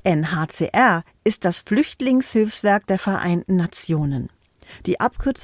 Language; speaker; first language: German; native; German